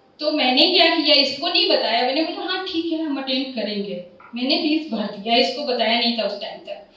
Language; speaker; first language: Hindi; native; Hindi